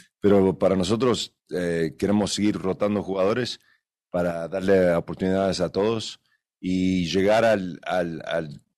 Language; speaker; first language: Spanish; early bilingual, other home language; English